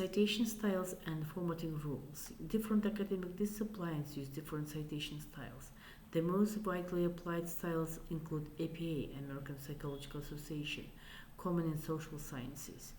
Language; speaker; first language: English; non-native, fluent; Kazakh